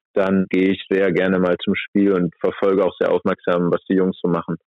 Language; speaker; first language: German; native; German